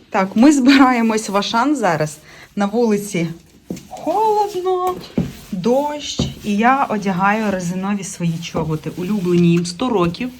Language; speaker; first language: Ukrainian; non-native, local second language; Russian